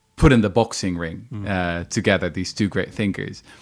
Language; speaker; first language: English; non-native, fluent; Dutch